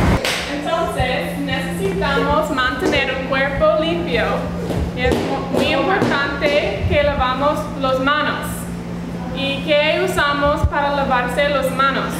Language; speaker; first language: Spanish; non-native, learner; English